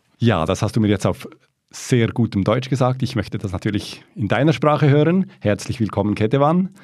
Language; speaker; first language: German; native; German